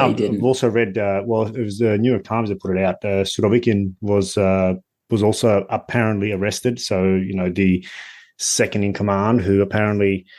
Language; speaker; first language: English; native; English